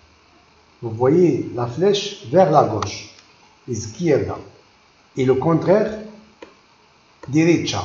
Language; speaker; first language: French; non-native, local second language; Arabic